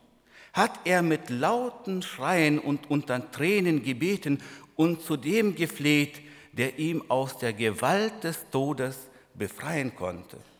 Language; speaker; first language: German; non-native, fluent; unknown